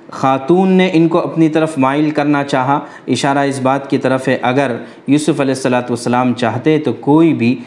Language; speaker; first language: Urdu; native; Urdu